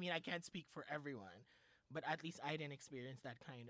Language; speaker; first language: English; non-native, local second language; Filipino